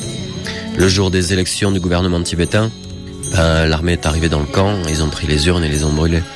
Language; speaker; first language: French; native; French